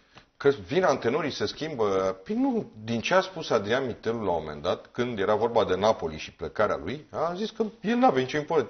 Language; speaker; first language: Romanian; native; Romanian